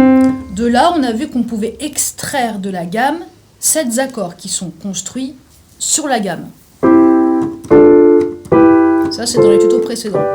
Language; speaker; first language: French; native; French